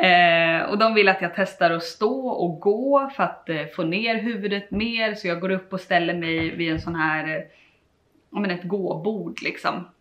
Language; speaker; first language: Swedish; native; Swedish